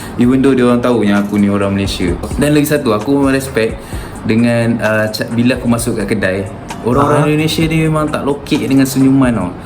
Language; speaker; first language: Malay; native; Malay